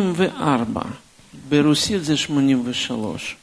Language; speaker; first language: Hebrew; non-native, fluent; Russian